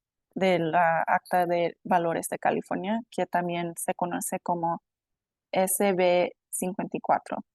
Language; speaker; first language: Spanish; non-native, fluent; English